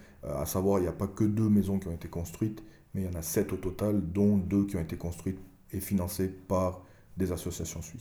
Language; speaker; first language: French; early bilingual, other home language; Albanian